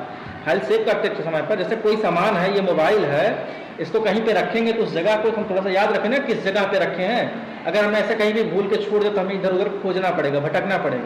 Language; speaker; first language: Hindi; native; Hindi